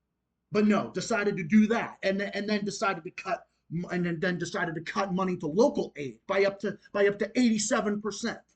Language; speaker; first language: English; native; English